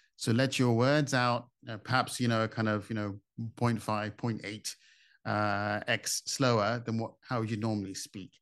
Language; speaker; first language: English; native; English